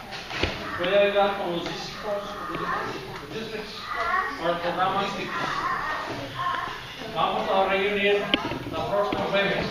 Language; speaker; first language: Spanish; non-native, fluent; English